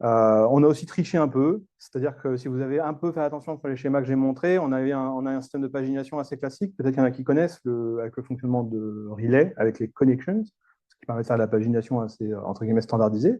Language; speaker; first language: French; native; French